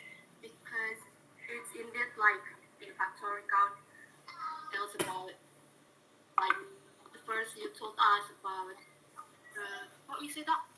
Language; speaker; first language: English; non-native, learner; Indonesian